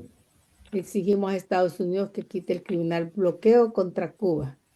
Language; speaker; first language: Spanish; native; Spanish